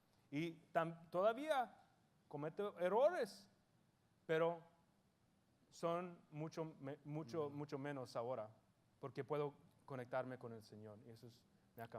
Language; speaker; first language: Spanish; early bilingual, heritage; English